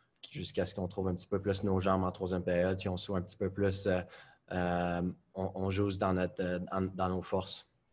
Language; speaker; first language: French; native; French